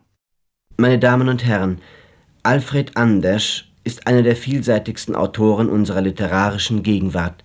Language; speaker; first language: German; native; German